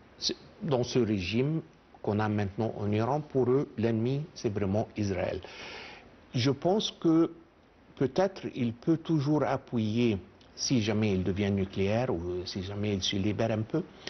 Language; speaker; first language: French; non-native, fluent; Arabic